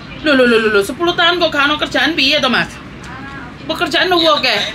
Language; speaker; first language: Indonesian; non-native, local second language; Javanese